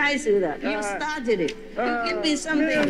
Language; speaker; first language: Chinese; non-native, fluent; Vietnamese